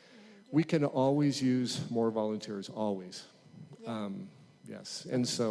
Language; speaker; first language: English; native; English